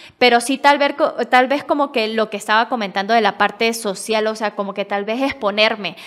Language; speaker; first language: Spanish; native; Spanish